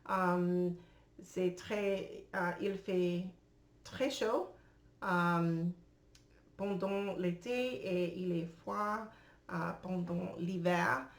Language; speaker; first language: French; non-native, learner; English